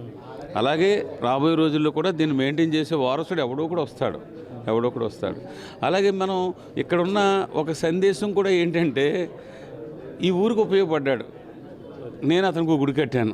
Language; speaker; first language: Telugu; native; Telugu